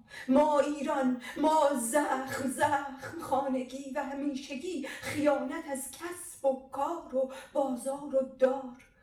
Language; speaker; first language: Persian; non-native, local second language; Azerbaijani